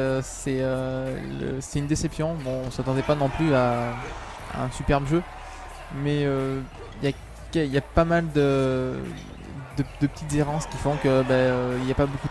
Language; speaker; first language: French; native; French